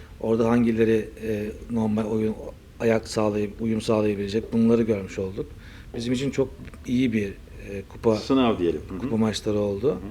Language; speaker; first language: Turkish; native; Turkish